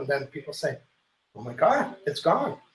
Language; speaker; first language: English; native; English